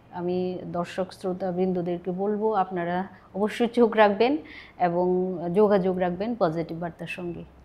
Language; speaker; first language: Bangla; non-native, local second language; Chakma